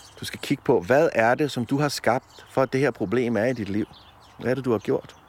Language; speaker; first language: Danish; early bilingual, other home language; Polish